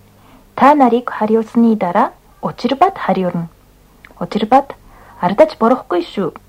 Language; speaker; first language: Mongolian; non-native, fluent; Japanese